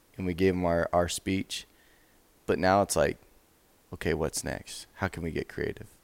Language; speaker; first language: English; native; English